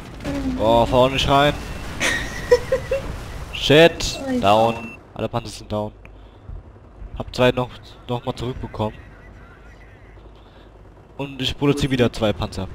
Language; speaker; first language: German; native; German